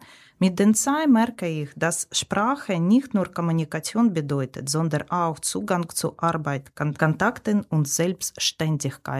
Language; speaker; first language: German; non-native, learner; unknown